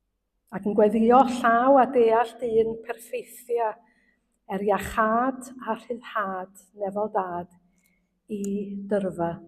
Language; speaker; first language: Welsh; native; Welsh